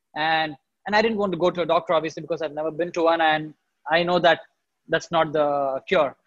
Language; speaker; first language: English; non-native, local second language; Hindi